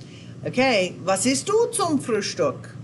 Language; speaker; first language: German; non-native, fluent; English